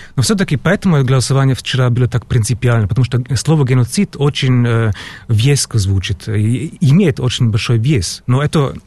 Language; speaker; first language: Russian; non-native, fluent; German